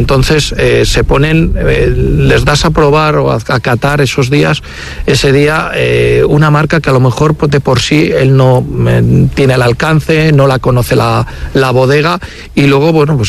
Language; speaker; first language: Spanish; native; Spanish